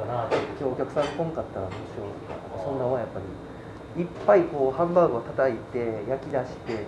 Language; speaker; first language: Japanese; native; Japanese